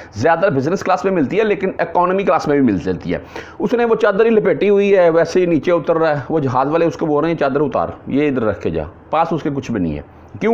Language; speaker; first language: Urdu; non-native, local second language; Punjabi